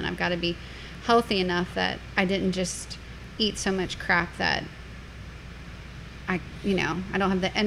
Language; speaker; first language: English; native; English